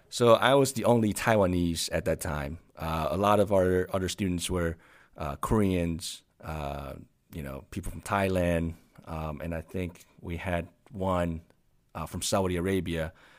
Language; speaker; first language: English; non-native, fluent; Chinese